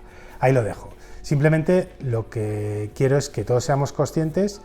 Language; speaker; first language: Spanish; native; Spanish